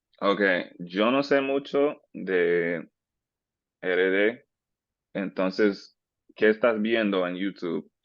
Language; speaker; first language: Spanish; native; Spanish